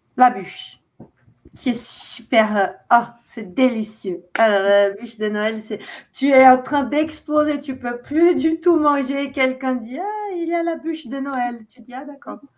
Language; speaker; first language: French; non-native, fluent; Portuguese